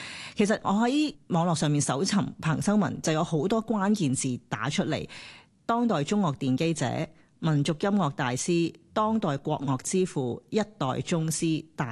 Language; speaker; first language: Chinese; non-native, local second language; Cantonese